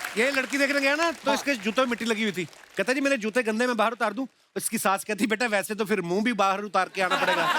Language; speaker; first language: Hindi; non-native, local second language; Punjabi